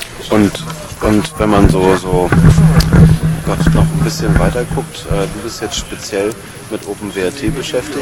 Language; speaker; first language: German; native; German